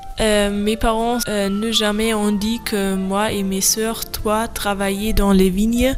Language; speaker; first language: French; non-native, learner; German